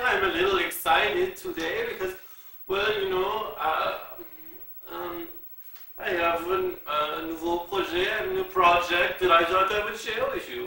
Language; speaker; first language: English; native; English